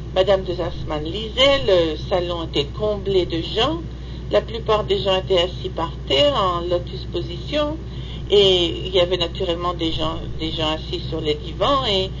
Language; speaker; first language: French; native; French